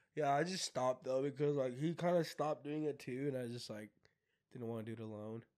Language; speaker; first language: English; native; English